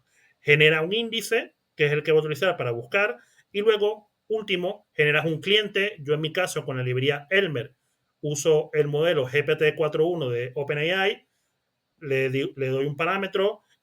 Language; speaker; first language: Spanish; native; Spanish